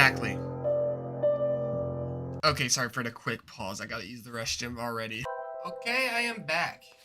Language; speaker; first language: English; native; English